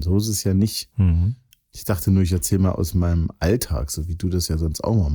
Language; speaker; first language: German; native; German